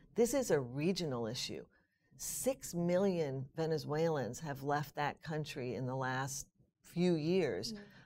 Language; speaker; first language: English; native; English